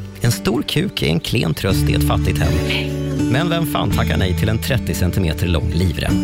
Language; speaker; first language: Swedish; native; Swedish